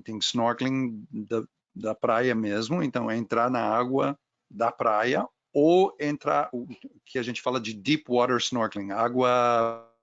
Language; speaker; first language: Portuguese; non-native, fluent; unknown